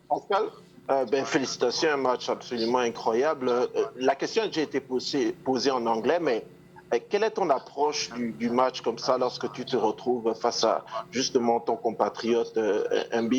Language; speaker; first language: French; native; French